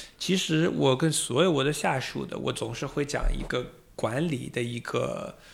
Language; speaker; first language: Chinese; non-native, fluent; English